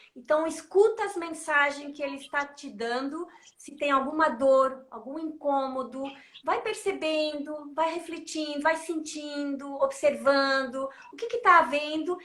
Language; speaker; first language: Portuguese; non-native, fluent; French